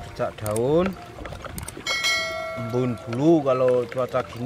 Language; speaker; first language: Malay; non-native, local second language; Javanese